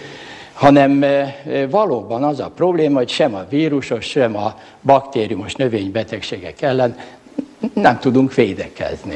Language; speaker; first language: Hungarian; native; Hungarian